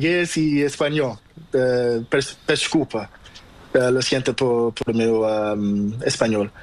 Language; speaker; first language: Spanish; non-native, learner; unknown